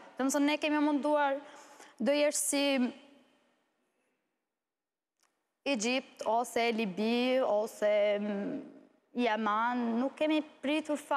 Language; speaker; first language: Albanian; non-native, learner; Arabic